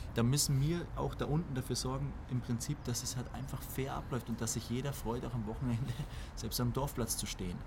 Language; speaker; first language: German; native; German